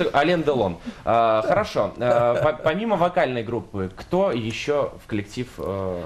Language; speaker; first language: Russian; native; Russian